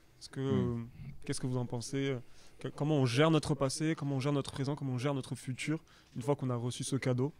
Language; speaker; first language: French; native; French